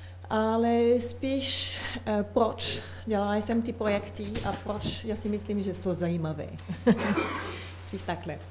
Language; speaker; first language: Czech; non-native, learner; French